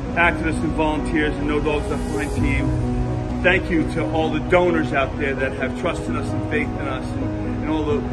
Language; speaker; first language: English; native; English